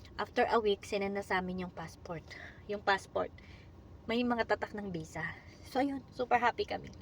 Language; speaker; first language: Filipino; native; Filipino